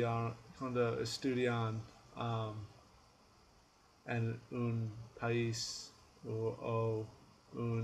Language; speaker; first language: Spanish; non-native, learner; English